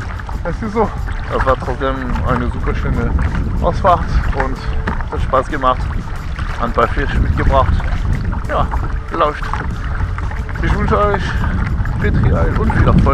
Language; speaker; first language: German; non-native, fluent; French